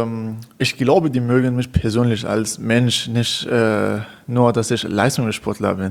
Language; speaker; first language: German; non-native, learner; Persian